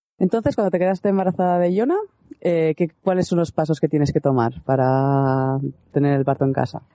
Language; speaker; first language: Spanish; native; Spanish